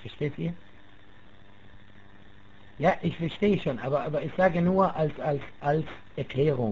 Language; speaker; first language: German; non-native, fluent; Arabic